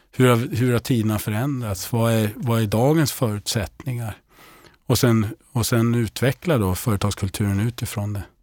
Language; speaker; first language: Swedish; native; Swedish